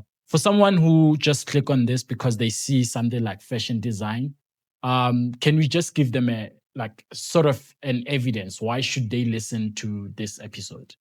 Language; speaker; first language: English; non-native, local second language; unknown